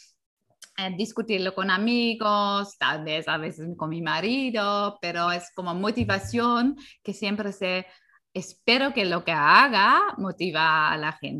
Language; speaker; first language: Spanish; non-native, fluent; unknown